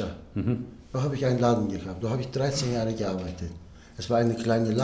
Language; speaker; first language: German; non-native, learner; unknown